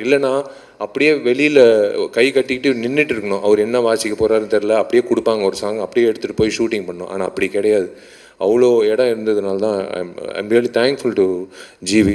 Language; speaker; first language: Tamil; native; Tamil